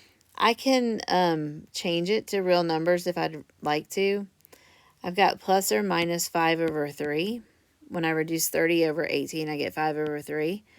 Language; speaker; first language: English; native; English